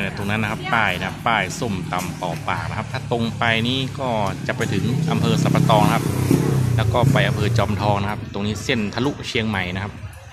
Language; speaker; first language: Thai; native; Thai